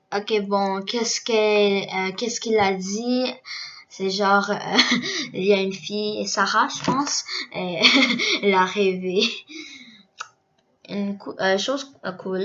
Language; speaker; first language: French; early bilingual, other home language; Korean